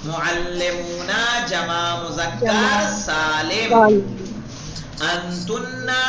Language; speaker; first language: Arabic; non-native, fluent; Urdu